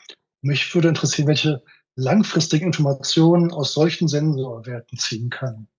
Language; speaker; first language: German; native; German